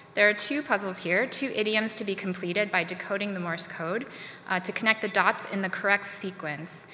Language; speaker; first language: English; native; English